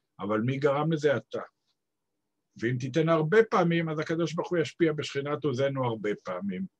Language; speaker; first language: Hebrew; native; Hebrew